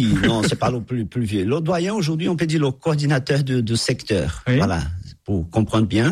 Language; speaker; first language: French; non-native, fluent; Portuguese